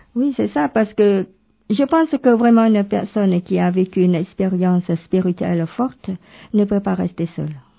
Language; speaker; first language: French; non-native, fluent; Khmer